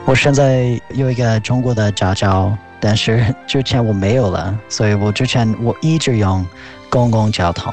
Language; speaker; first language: Chinese; non-native, fluent; English